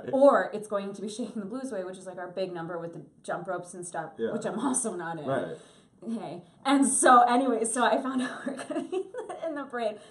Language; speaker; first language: English; native; English